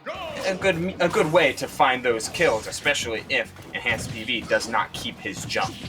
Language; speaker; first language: English; native; English